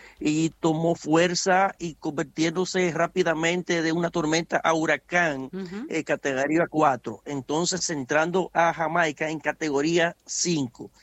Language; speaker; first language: Spanish; native; Spanish